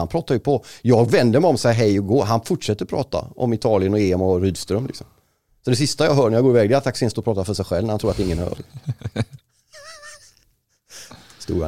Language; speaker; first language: Swedish; native; Swedish